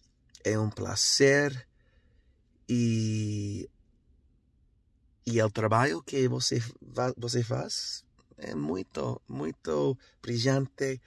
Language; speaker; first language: Portuguese; non-native, learner; Spanish